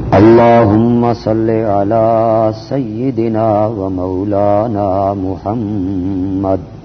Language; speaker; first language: Urdu; non-native, local second language; Punjabi